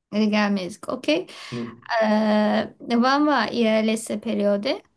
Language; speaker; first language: German; non-native, learner; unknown